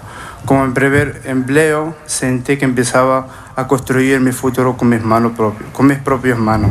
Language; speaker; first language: Spanish; non-native, fluent; Arabic